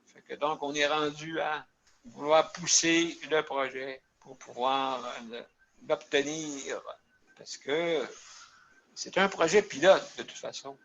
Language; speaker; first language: French; native; French